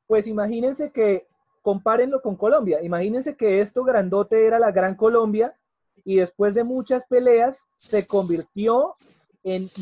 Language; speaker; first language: Spanish; native; Spanish